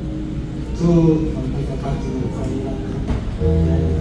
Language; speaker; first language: French; non-native, local second language; Haitian Creole